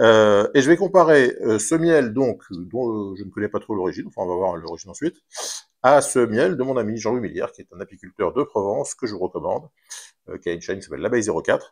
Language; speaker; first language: French; native; French